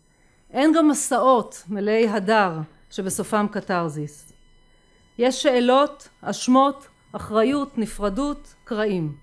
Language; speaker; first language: Hebrew; native; Hebrew